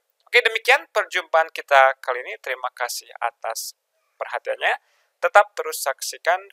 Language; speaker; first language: Indonesian; native; Indonesian